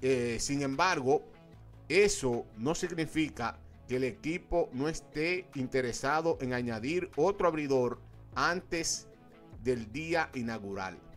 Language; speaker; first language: Spanish; native; Spanish